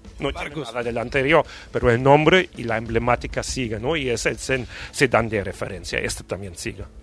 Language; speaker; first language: Spanish; non-native, fluent; German